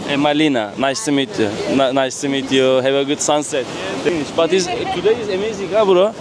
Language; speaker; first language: English; non-native, learner; Turkish